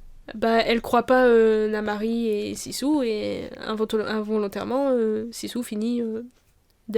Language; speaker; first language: French; native; French